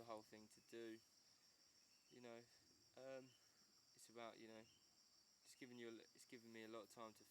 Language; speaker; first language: English; native; English